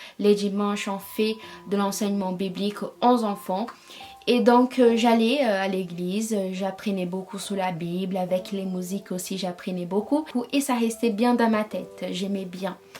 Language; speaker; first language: French; non-native, fluent; Portuguese